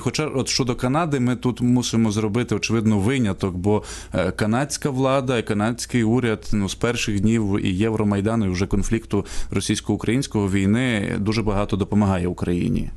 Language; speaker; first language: Ukrainian; native; Ukrainian